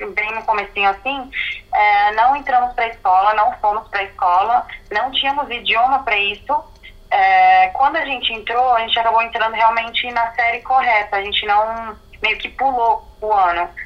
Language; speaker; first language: Portuguese; early bilingual, other home language; Arabic